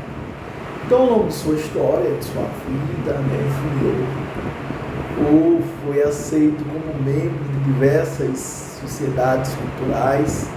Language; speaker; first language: Portuguese; native; Portuguese